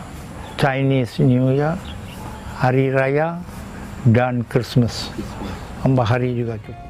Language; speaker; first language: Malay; non-native, local second language; Tamil